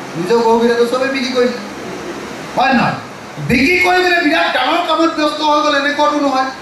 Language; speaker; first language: Assamese; native; Assamese